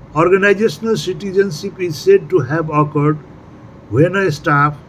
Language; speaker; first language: English; non-native, local second language; Nepali